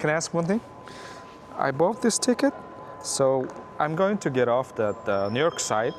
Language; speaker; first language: English; non-native, learner; Mongolian